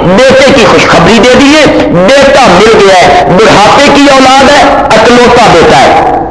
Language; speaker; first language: Urdu; non-native, local second language; Punjabi